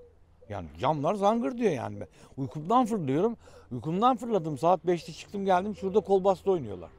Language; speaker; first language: Turkish; native; Turkish